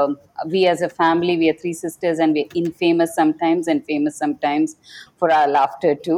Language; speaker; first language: English; non-native, local second language; Kannada